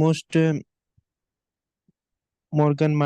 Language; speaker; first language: German; non-native, learner; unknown